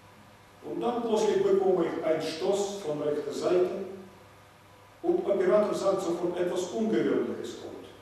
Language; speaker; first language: German; non-native, fluent; Russian